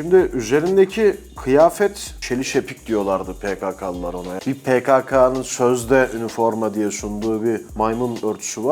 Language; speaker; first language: Turkish; native; Turkish